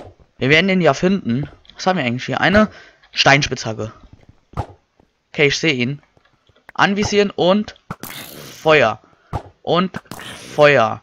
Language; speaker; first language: German; native; German